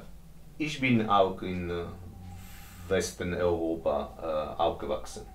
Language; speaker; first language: German; non-native, learner; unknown